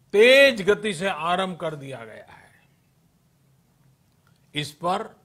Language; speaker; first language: Hindi; non-native, local second language; Gujarati